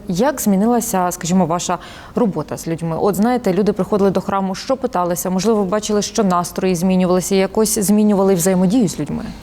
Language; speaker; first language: Ukrainian; native; Ukrainian